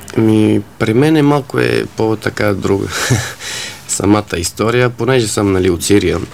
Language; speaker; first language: Bulgarian; non-native, fluent; Arabic